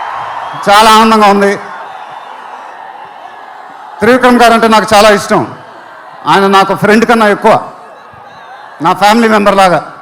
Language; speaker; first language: Telugu; native; Telugu